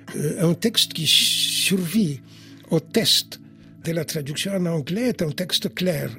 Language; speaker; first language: French; non-native, fluent; Polish